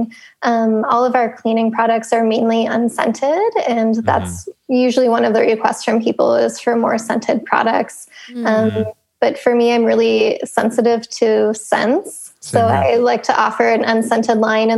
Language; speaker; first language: English; native; English